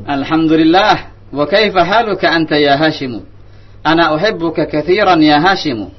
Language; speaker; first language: Arabic; non-native, fluent; Indonesian